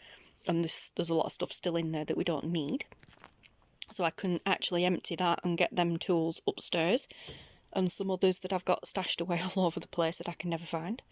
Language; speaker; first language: English; native; English